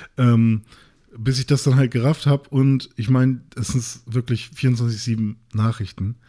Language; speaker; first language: German; native; German